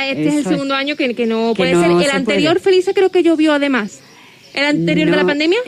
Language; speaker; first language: Spanish; native; Spanish